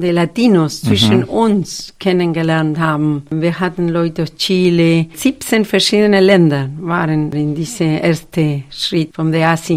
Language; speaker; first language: German; non-native, fluent; Spanish